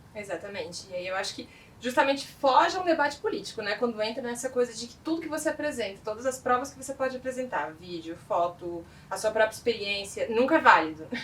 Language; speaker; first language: Portuguese; native; Portuguese